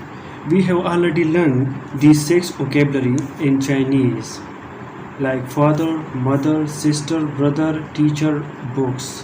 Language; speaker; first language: English; non-native, local second language; Urdu